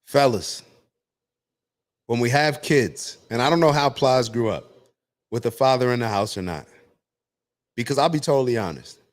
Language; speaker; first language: English; native; English